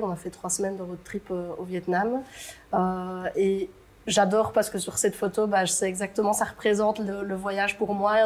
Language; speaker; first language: French; native; French